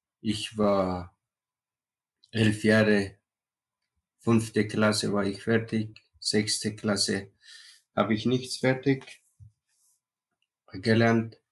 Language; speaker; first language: German; non-native, learner; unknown